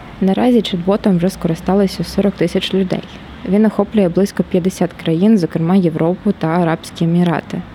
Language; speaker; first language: Ukrainian; native; Ukrainian